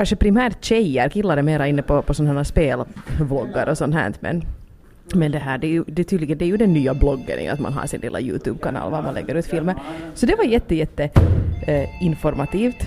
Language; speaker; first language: Swedish; native; Swedish